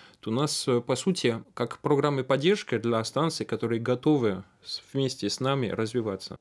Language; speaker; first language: Russian; non-native, fluent; French